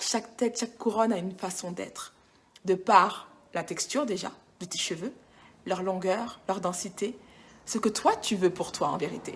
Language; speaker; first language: French; native; French